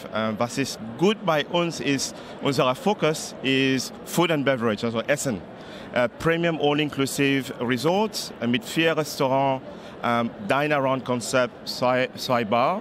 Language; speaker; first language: German; non-native, learner; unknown